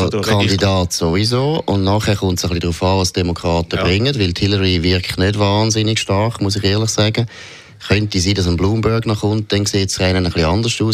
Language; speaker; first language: German; native; German